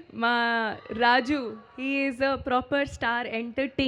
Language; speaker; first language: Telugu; non-native, learner; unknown